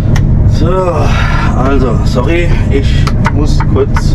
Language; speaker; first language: German; native; German